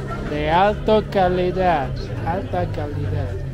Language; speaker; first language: Spanish; non-native, learner; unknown